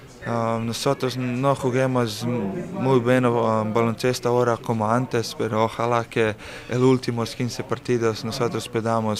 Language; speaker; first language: Spanish; non-native, fluent; Slovenian